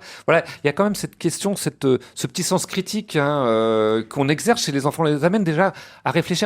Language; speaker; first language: French; native; French